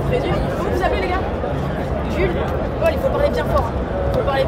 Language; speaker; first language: French; native; French